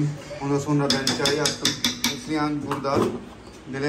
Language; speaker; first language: Turkish; non-native, learner; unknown